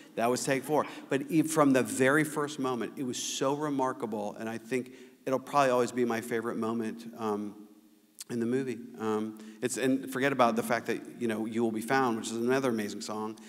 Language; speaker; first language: English; native; English